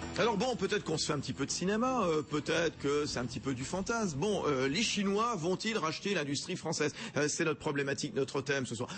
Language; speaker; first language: French; native; French